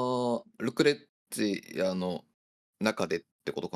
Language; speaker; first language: Japanese; native; Japanese